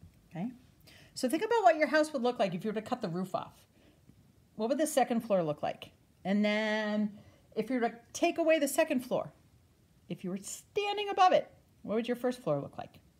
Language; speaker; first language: English; native; English